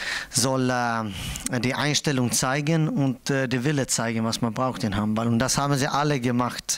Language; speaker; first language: German; non-native, fluent; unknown